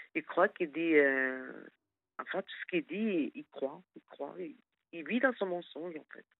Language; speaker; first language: French; non-native, fluent; Arabic